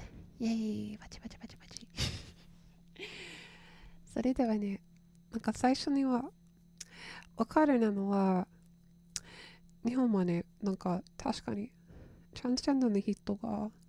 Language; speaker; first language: Japanese; non-native, learner; English